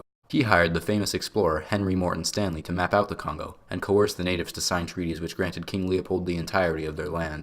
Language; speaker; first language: English; native; English